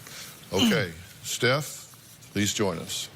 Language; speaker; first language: English; native; English